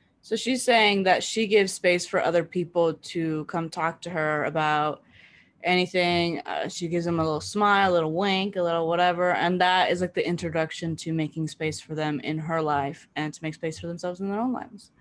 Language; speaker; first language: English; early bilingual, other home language; Spanish